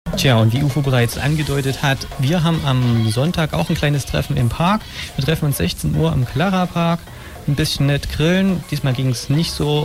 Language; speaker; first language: German; native; German